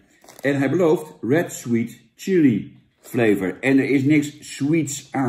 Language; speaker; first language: Dutch; native; Dutch